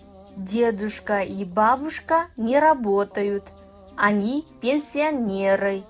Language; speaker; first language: Russian; non-native, fluent; Kazakh